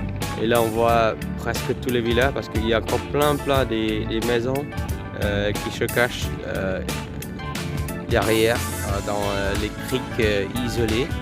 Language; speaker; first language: French; non-native, fluent; Vietnamese